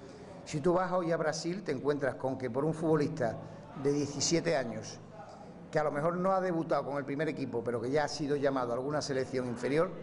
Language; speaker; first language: Spanish; native; Spanish